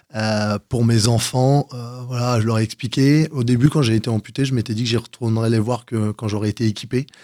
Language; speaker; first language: French; native; French